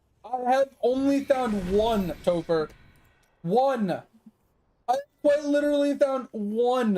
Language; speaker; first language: English; native; English